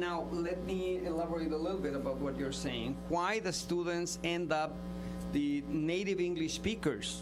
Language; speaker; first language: English; non-native, fluent; Spanish